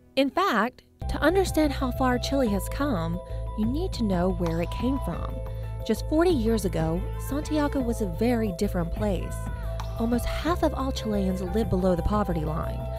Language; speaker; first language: English; native; English